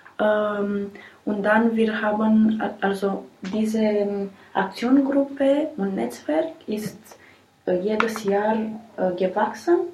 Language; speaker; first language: German; non-native, learner; Romanian